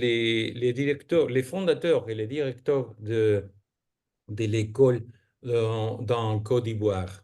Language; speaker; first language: French; non-native, fluent; Spanish